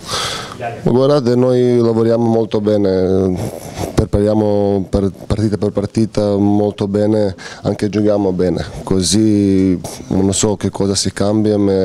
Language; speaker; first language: Italian; non-native, fluent; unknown